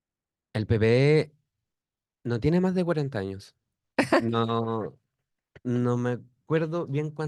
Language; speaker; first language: Spanish; native; Spanish